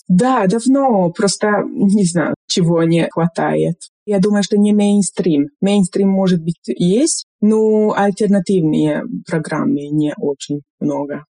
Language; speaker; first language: Russian; non-native, fluent; Hungarian